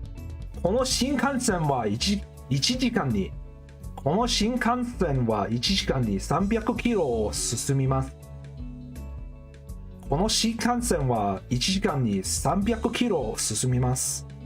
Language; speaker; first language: Japanese; non-native, learner; English